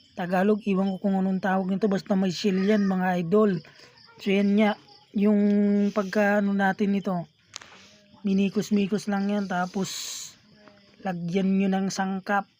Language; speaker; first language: Filipino; non-native, local second language; Bikol